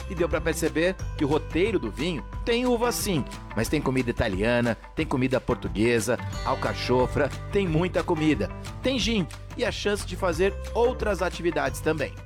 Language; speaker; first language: Portuguese; native; Portuguese